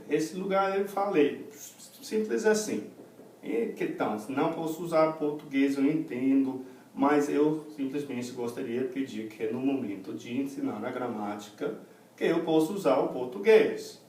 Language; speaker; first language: Portuguese; non-native, fluent; English